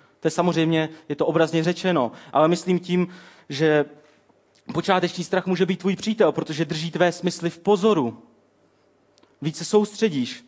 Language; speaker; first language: Czech; native; Czech